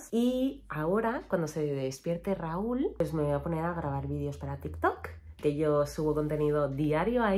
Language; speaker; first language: Spanish; native; Spanish